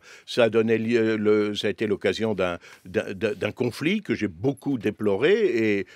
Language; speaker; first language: French; native; French